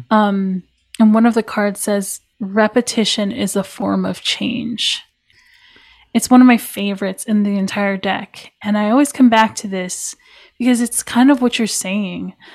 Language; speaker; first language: English; native; English